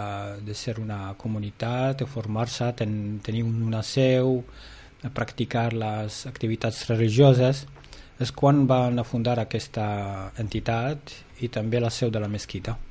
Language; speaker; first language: Catalan; non-native, fluent; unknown